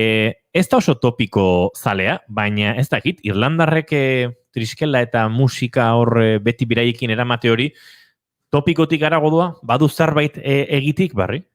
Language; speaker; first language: Basque; native; Basque